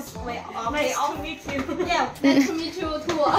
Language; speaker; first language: English; non-native, learner; Chinese